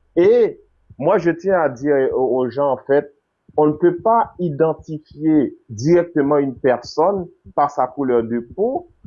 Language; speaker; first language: French; non-native, local second language; Haitian Creole